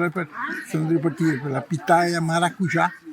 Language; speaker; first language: Italian; early bilingual, heritage; Portuguese